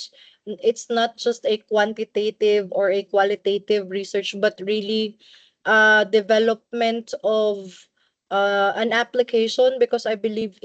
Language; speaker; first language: English; non-native, local second language; Cebuano